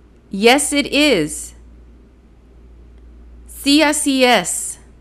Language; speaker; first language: Spanish; non-native, learner; English